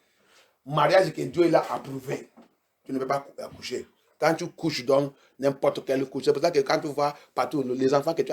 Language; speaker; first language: French; non-native, learner; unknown